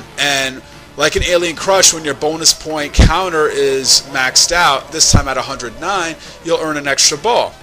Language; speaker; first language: English; native; English